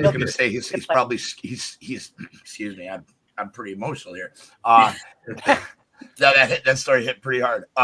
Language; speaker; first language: English; native; English